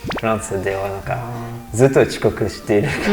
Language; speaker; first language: Japanese; non-native, learner; French